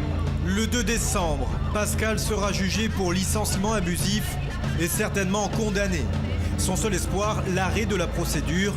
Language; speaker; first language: French; native; French